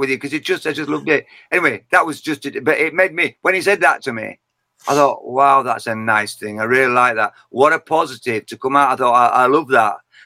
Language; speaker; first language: English; native; English